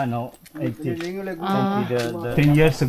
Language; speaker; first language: English; non-native, learner; Indonesian